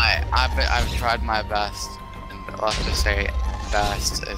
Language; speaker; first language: English; native; English